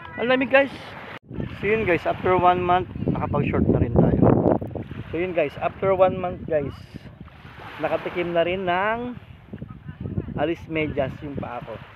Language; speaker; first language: Filipino; non-native, local second language; Cebuano